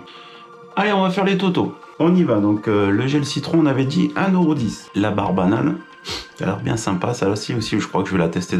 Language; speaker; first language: French; native; French